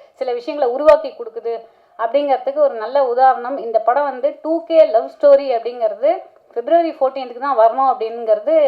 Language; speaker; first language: Tamil; native; Tamil